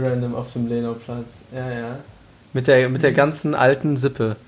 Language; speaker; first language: German; native; German